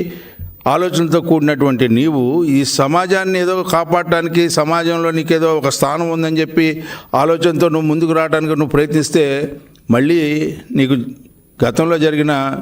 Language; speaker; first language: Telugu; native; Telugu